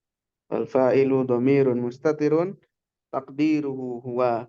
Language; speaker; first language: Arabic; non-native, learner; Indonesian